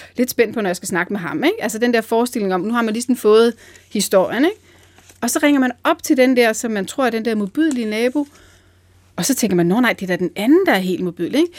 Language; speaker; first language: Danish; native; Danish